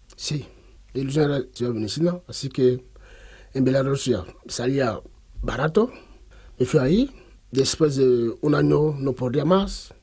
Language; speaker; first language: Spanish; non-native, fluent; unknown